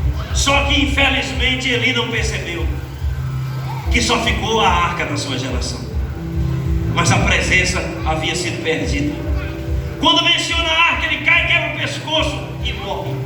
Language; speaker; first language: Portuguese; native; Portuguese